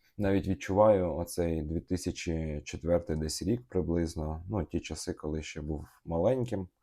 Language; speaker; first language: Ukrainian; non-native, local second language; Russian